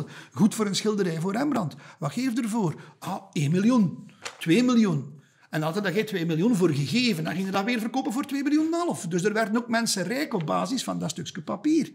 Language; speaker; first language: Dutch; native; Dutch